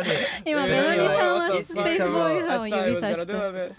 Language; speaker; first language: Japanese; native; Japanese